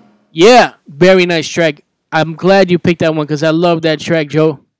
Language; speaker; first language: English; early bilingual, other home language; Spanish